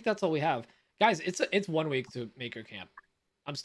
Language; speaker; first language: English; native; English